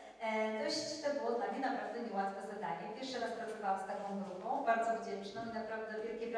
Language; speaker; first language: Polish; native; Polish